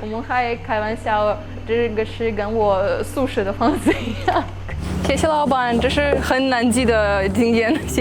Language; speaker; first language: Chinese; non-native, fluent; Russian